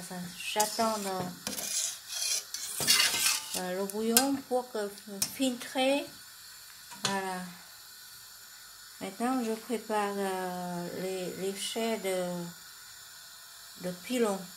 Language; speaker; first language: French; non-native, learner; Vietnamese